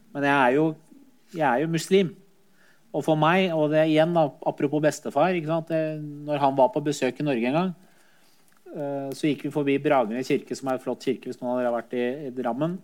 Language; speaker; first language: Norwegian; early bilingual, other home language; Persian